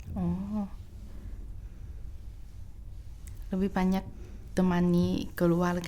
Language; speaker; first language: Indonesian; non-native, fluent; Chinese